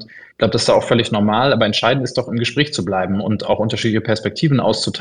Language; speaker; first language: German; native; German